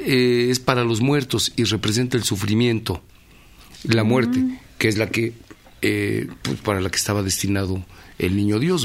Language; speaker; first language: Spanish; native; Spanish